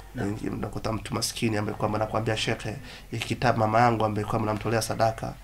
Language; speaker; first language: Swahili; non-native, local second language; Somali